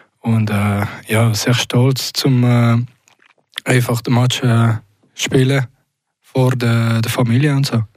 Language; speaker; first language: German; non-native, local second language; French